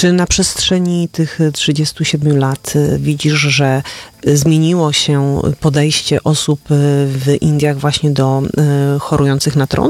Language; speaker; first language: Polish; native; Polish